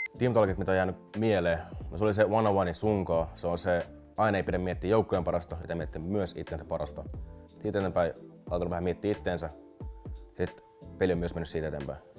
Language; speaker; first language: Finnish; early bilingual, other home language; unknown